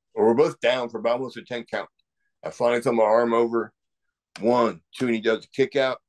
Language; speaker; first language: English; native; English